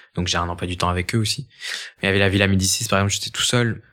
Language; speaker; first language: French; native; French